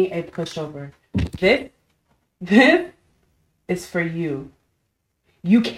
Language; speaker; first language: English; native; English